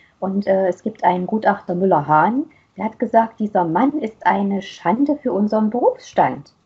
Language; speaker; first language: German; native; German